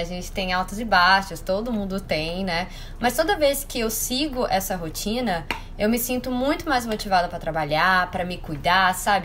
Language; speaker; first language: Portuguese; native; Portuguese